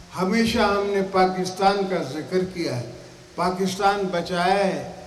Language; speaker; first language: Urdu; non-native, local second language; Saraiki